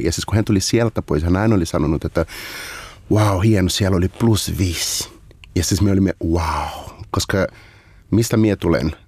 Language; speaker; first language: Finnish; non-native, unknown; Portuguese